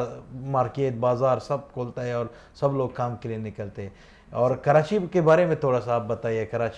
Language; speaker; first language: Hindi; non-native, fluent; Pashto